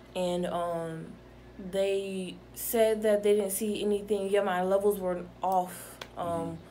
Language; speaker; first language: English; native; English